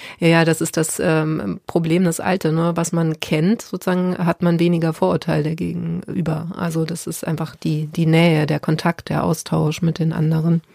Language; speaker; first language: German; native; German